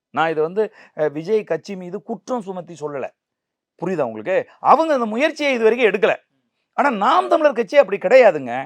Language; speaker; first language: Tamil; native; Tamil